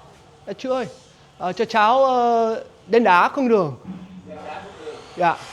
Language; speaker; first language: Vietnamese; non-native, learner; English